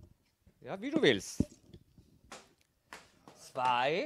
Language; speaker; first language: German; native; German